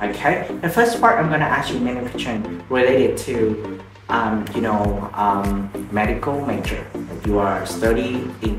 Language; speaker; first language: English; non-native, fluent; Vietnamese